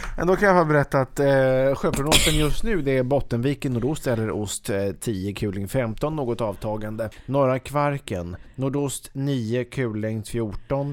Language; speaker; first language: Swedish; native; Swedish